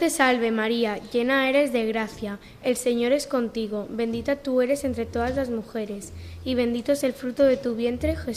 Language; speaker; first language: Spanish; native; Spanish